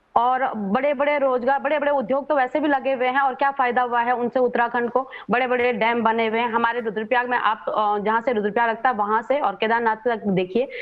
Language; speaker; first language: Hindi; native; Hindi